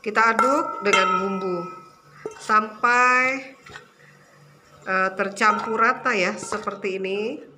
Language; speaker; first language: Indonesian; non-native, local second language; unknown